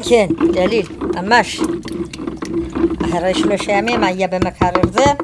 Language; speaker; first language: Hebrew; non-native, fluent; Amharic